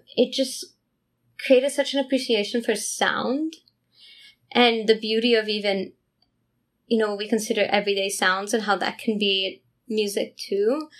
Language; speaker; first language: English; non-native, fluent; Italian